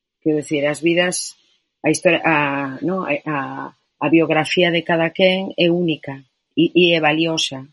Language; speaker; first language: Galician; non-native, local second language; Spanish